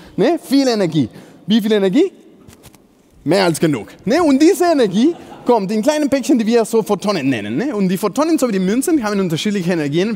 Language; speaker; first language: German; non-native, fluent; Spanish